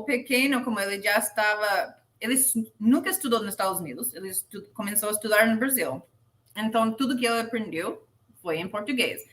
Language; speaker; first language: Portuguese; non-native, learner; English